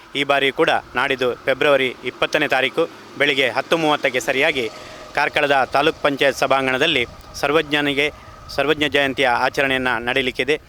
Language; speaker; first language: Kannada; native; Kannada